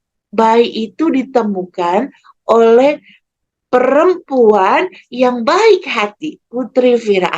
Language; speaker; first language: Indonesian; native; Indonesian